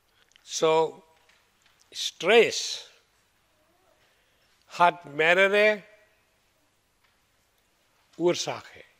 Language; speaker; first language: German; non-native, learner; Hindi